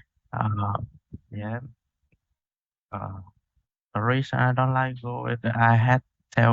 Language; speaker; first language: English; non-native, learner; Vietnamese